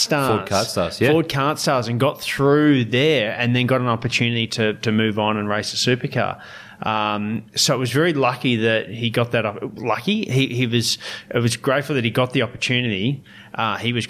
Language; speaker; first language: English; native; English